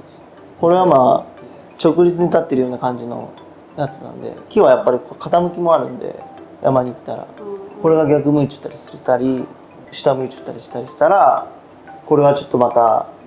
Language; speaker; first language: Japanese; native; Japanese